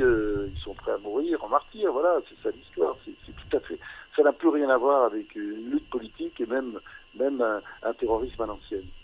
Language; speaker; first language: French; native; French